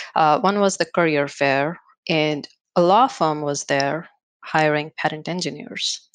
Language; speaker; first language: English; non-native, local second language; Hindi